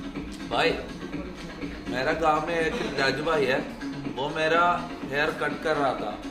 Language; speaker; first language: Hindi; non-native, local second language; Malayalam